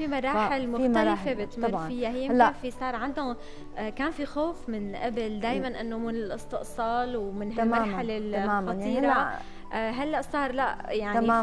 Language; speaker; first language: Arabic; native; Arabic